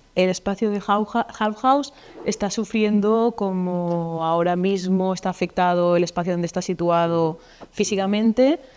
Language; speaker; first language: Spanish; non-native, local second language; Catalan